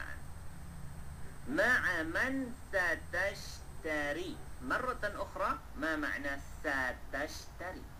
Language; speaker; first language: Arabic; non-native, fluent; Malay